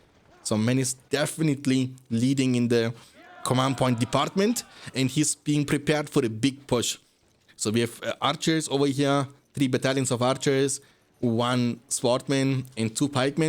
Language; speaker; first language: English; non-native, fluent; German